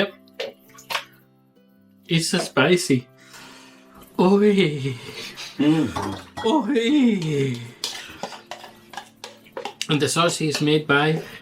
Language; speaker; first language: English; non-native, learner; Spanish